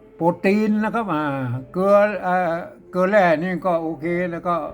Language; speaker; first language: Thai; native; Thai